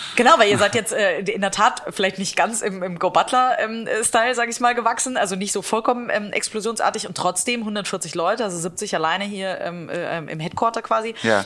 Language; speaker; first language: German; native; German